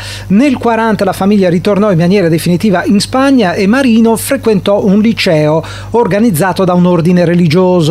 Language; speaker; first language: Italian; native; Italian